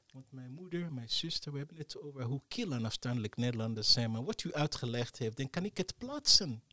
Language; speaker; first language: Dutch; non-native, fluent; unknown